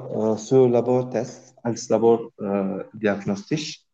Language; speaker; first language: German; non-native, learner; Turkish